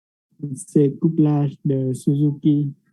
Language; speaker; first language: French; non-native, fluent; Vietnamese